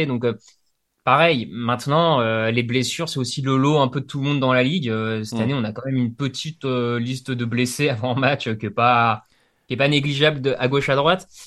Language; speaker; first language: French; native; French